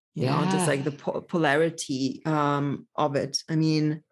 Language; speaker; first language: English; early bilingual, other home language; Polish